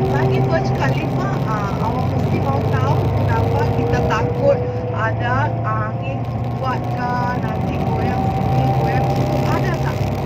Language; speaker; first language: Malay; non-native, local second language; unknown